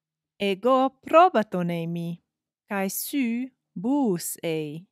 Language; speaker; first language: Greek; non-native, fluent; English